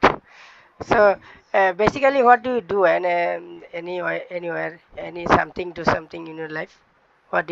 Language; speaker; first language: English; non-native, learner; Bangla